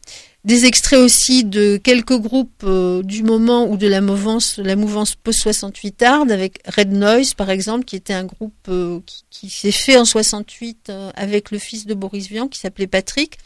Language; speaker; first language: French; native; French